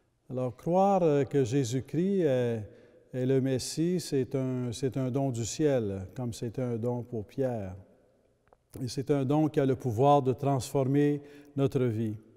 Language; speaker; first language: French; native; French